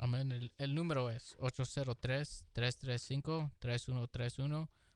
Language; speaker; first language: Spanish; early bilingual, heritage; Spanish